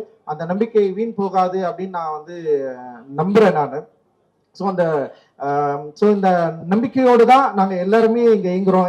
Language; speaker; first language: Tamil; native; Tamil